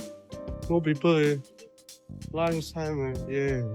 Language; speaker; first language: English; non-native, local second language; Chinese